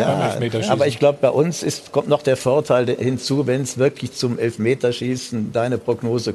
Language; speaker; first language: German; native; German